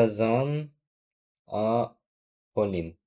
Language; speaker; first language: French; non-native, learner; Russian